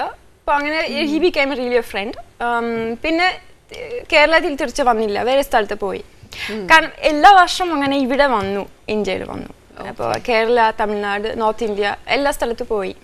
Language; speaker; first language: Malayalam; non-native, fluent; French